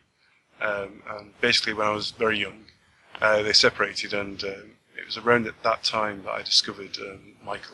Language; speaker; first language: English; native; English